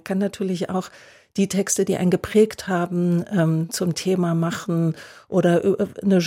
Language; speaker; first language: German; native; German